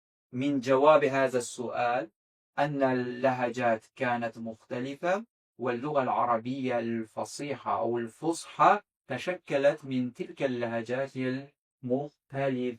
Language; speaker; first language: Arabic; non-native, fluent; Azerbaijani